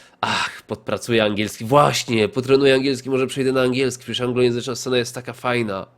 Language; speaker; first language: Polish; native; Polish